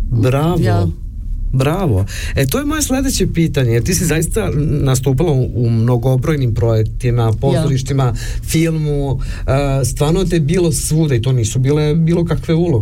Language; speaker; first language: Serbian; native; Serbian